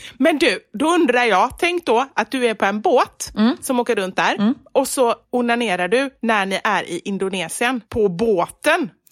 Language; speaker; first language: Swedish; native; Swedish